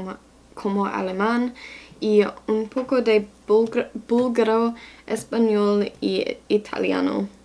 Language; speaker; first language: Spanish; non-native, learner; English